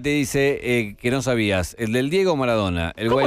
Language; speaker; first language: Spanish; native; Spanish